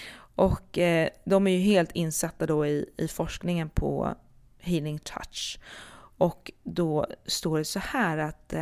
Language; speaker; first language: Swedish; native; Swedish